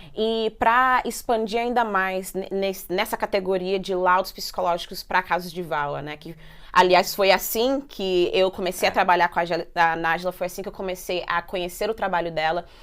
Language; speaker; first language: Portuguese; native; Portuguese